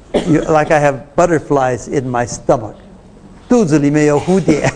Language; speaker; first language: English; non-native, fluent; Chinese